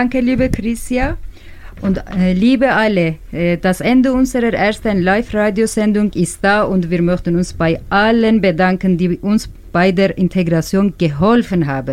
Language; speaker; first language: German; non-native, learner; Turkish